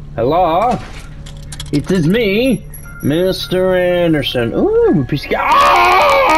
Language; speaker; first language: English; native; English